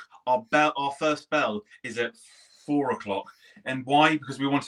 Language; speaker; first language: English; native; English